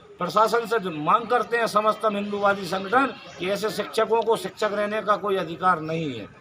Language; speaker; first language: Hindi; native; Hindi